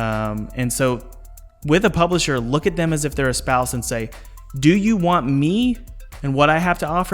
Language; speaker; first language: English; native; English